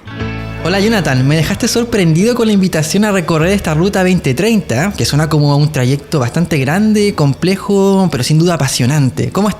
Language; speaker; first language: Spanish; native; Spanish